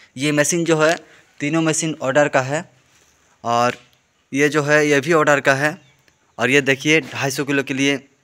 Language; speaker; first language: Hindi; non-native, local second language; Bangla